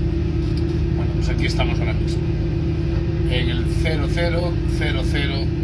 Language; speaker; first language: Spanish; native; Spanish